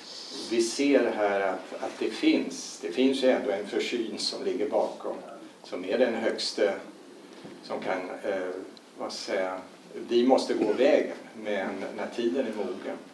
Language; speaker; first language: Swedish; native; Swedish